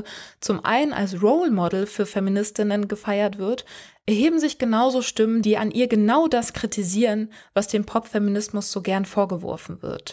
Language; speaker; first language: German; native; German